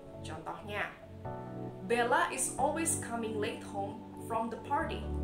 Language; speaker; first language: English; non-native, fluent; Indonesian